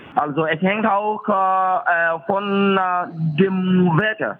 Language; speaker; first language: German; non-native, fluent; French